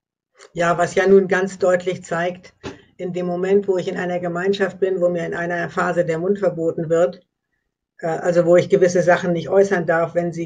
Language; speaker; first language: German; native; German